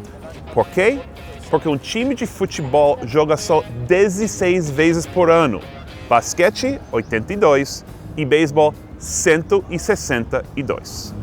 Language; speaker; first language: Portuguese; non-native, fluent; English